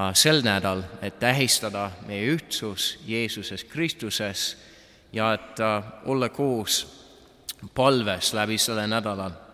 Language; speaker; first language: Estonian; non-native, fluent; English